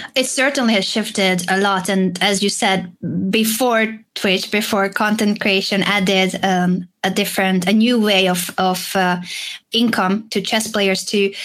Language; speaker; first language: English; non-native, fluent; Hungarian